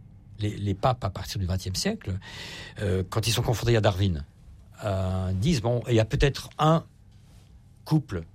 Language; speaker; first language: French; native; French